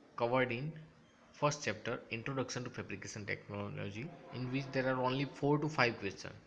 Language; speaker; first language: English; non-native, local second language; Gujarati